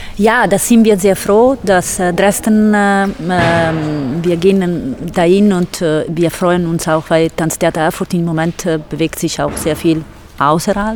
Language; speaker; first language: German; non-native, fluent; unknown